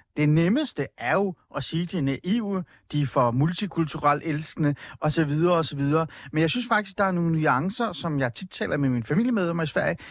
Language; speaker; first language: Danish; early bilingual, other home language; Persian